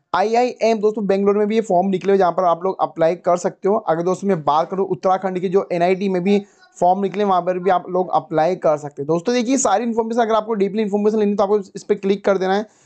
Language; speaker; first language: Hindi; native; Hindi